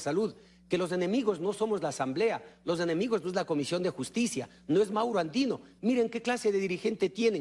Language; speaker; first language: Spanish; native; Spanish